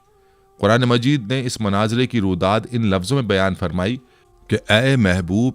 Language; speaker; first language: Urdu; native; Urdu